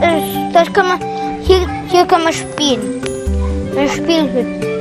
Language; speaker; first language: German; early bilingual, heritage; German